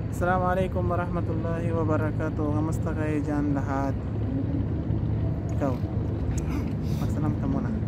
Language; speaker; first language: Filipino; non-native, learner; Persian